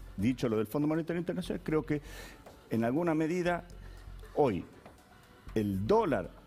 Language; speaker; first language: Spanish; native; Spanish